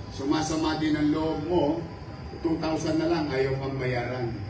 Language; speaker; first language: Filipino; native; Filipino